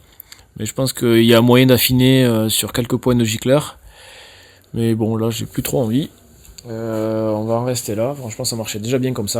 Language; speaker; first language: French; native; French